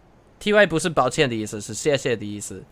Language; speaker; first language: Chinese; non-native, learner; English